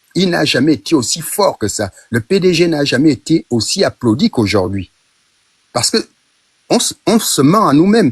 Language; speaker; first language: French; non-native, local second language; Fang